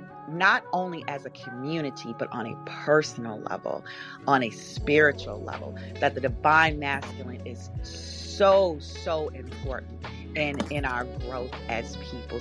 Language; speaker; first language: English; native; English